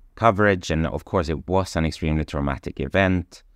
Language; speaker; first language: English; non-native, fluent; Swedish